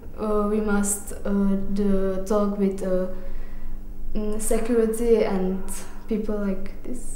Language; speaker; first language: English; non-native, learner; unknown